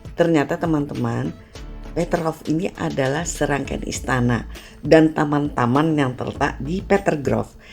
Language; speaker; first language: Indonesian; native; Indonesian